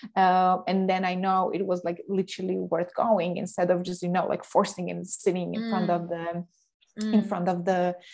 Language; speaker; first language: English; non-native, fluent; Slovak